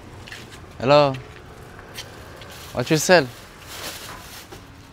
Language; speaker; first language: English; non-native, learner; Arabic